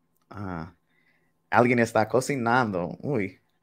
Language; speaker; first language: Spanish; non-native, fluent; English